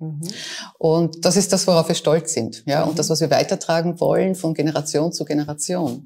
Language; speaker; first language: German; native; German